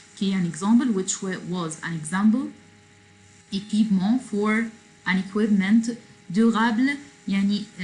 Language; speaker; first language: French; non-native, fluent; Arabic